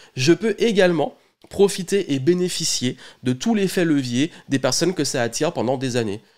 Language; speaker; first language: French; native; French